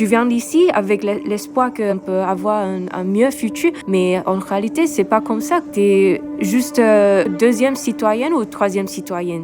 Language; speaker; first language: French; non-native, learner; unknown